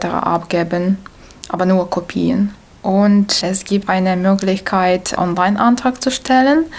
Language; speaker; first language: German; non-native, learner; Ukrainian